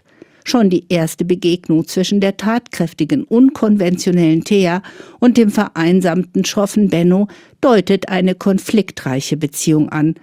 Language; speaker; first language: German; native; German